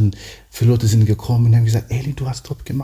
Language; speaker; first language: German; non-native, learner; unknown